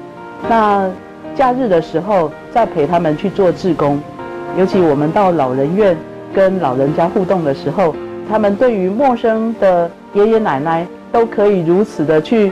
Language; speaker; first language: Chinese; native; Chinese